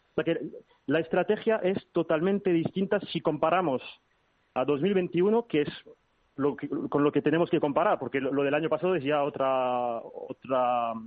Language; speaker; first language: Spanish; early bilingual, heritage; French